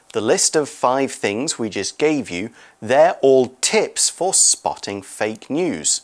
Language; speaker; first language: English; native; English